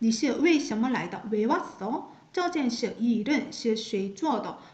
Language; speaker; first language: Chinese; non-native, fluent; Korean